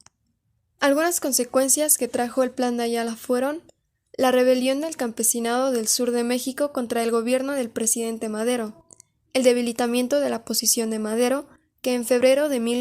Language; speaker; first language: Spanish; native; Spanish